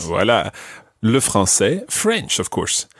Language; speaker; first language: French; non-native, fluent; English